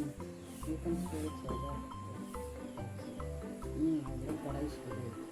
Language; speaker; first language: English; non-native, local second language; Filipino